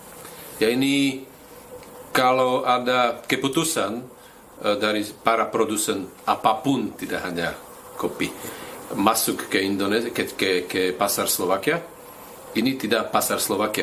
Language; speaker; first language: Indonesian; non-native, fluent; Slovak